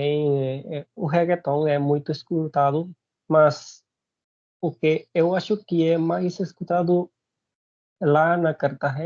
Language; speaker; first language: Portuguese; non-native, learner; Spanish